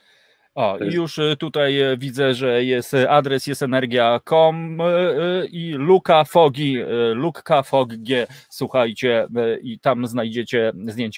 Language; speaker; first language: Polish; native; Polish